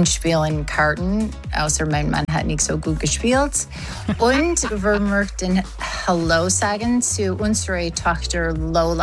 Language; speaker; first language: German; non-native, learner; English